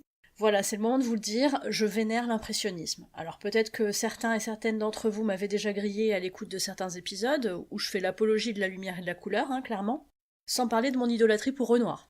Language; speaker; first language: French; native; French